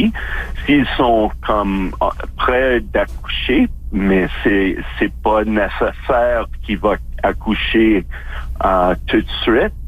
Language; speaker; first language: French; non-native, local second language; English